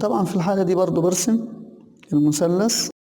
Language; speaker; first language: Arabic; native; Arabic